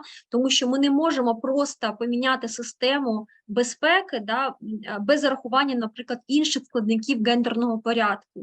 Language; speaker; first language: Ukrainian; native; Ukrainian